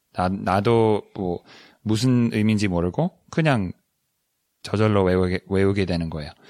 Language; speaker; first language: Korean; non-native, fluent; English